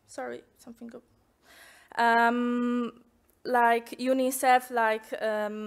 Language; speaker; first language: English; non-native, fluent; Polish